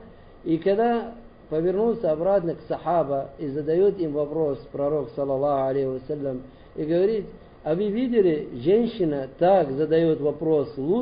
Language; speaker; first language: Russian; non-native, learner; Arabic